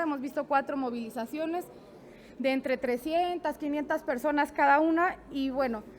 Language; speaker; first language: Spanish; native; Spanish